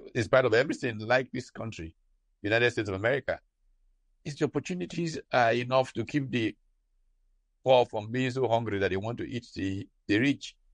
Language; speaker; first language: English; non-native, local second language; Hausa